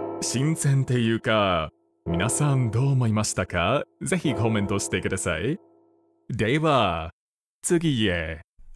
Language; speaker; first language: Japanese; non-native, fluent; English